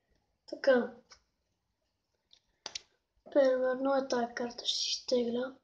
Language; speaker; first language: Bulgarian; native; Bulgarian